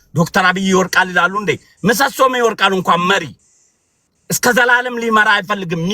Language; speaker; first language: Amharic; non-native, local second language; Oromo